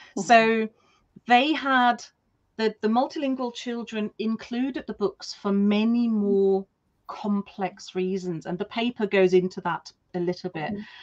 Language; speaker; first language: English; non-native, fluent; German